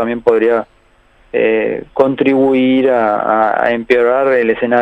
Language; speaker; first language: Spanish; native; Spanish